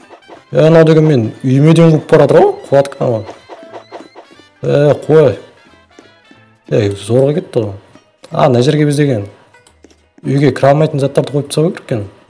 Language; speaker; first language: Kazakh; native; Kazakh